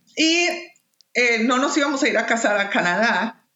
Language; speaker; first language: Spanish; native; Spanish